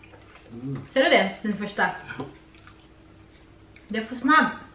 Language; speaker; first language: Swedish; non-native, learner; Indonesian